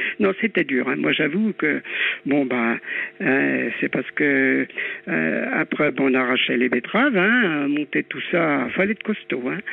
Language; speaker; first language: French; native; French